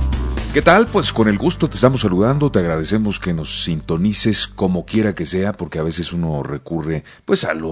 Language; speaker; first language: Spanish; native; Spanish